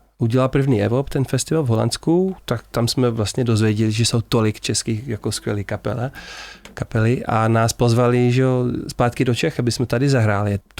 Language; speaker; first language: Czech; non-native, fluent; Dutch